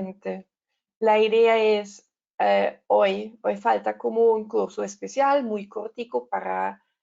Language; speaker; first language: Spanish; non-native, learner; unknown